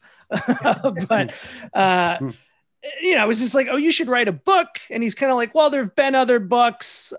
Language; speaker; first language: English; native; English